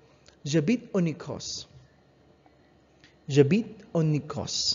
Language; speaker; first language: French; non-native, learner; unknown